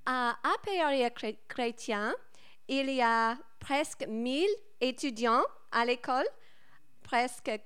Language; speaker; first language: French; non-native, learner; English